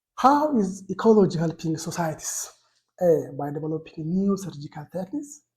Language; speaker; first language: English; non-native, local second language; Amharic